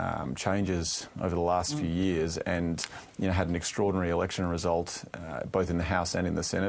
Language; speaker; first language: English; native; English